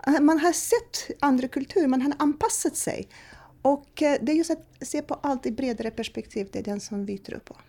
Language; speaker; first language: Swedish; non-native, fluent; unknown